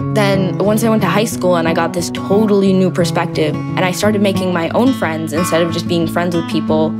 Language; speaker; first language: English; native; English